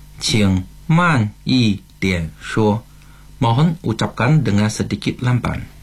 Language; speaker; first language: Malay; non-native, fluent; Chinese